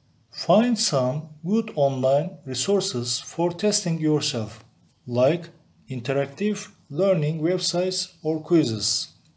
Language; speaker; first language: English; non-native, fluent; Turkish